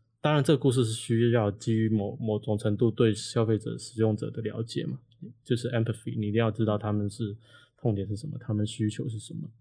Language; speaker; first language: Chinese; non-native, local second language; Cantonese